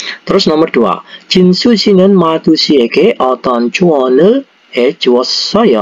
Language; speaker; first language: Korean; non-native, learner; Indonesian